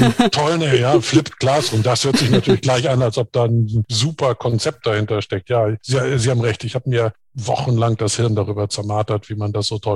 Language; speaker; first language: German; native; German